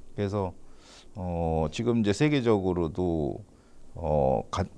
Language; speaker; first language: Korean; native; Korean